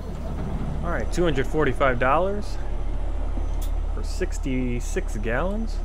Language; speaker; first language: English; native; English